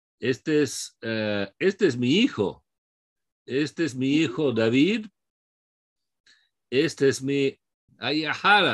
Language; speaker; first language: Spanish; non-native, fluent; English